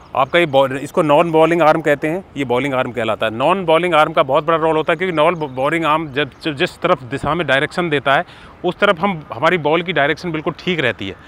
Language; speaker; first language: Hindi; native; Hindi